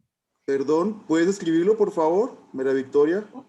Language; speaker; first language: Spanish; native; Spanish